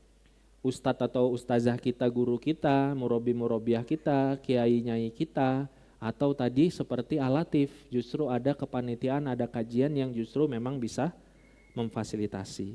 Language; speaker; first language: Indonesian; non-native, local second language; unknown